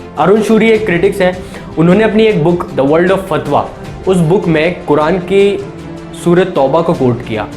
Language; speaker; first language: Hindi; native; Hindi